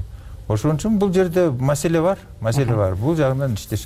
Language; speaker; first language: Kyrgyz; native; Kyrgyz